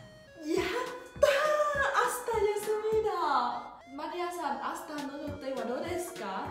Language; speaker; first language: Japanese; non-native, learner; Vietnamese